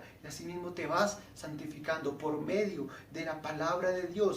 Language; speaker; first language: Spanish; native; Spanish